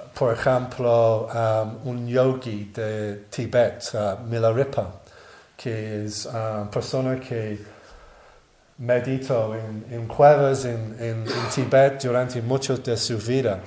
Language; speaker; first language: Spanish; non-native, learner; English